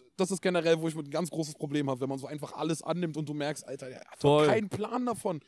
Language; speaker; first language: German; native; German